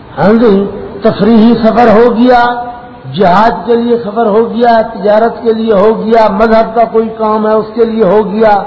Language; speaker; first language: Urdu; non-native, local second language; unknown